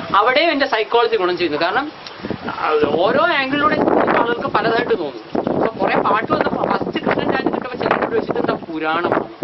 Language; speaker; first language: Malayalam; non-native, local second language; Hindi